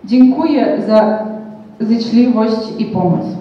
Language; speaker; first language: Polish; non-native, fluent; Ukrainian